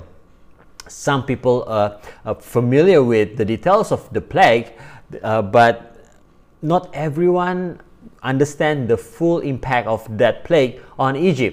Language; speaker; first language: English; non-native, local second language; Malay